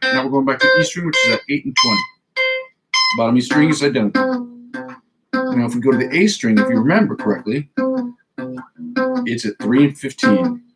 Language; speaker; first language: English; native; English